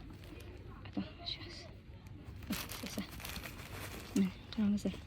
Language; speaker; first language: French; non-native, learner; Kazakh